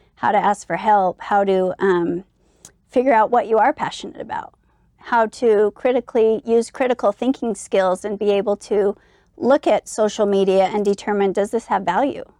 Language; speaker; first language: English; native; English